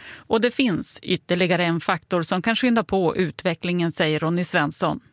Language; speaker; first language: Swedish; native; Swedish